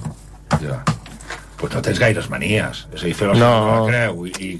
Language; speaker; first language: Catalan; native; Catalan